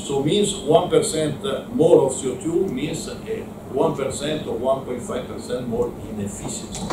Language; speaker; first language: English; non-native, learner; Italian